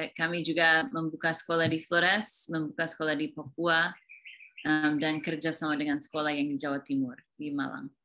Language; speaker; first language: Indonesian; early bilingual, other home language; English